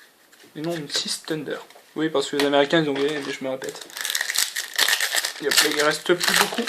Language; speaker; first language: French; native; French